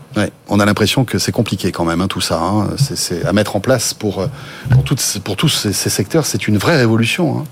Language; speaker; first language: French; native; French